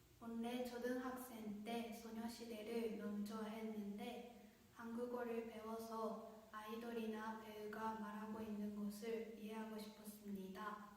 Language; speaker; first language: Korean; non-native, fluent; Japanese